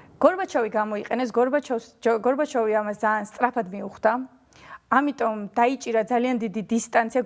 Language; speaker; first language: Georgian; early bilingual, heritage; Georgian